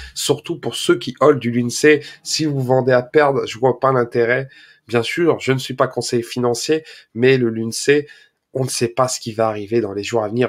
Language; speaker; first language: French; native; French